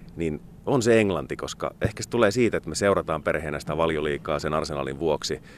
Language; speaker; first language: Finnish; native; Finnish